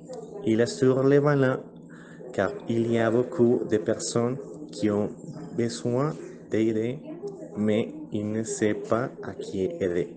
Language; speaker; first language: French; non-native, learner; Spanish